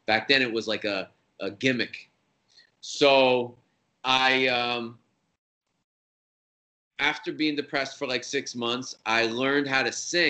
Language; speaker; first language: English; native; English